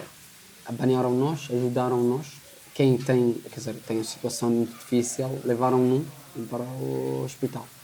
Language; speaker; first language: Portuguese; non-native, learner; Arabic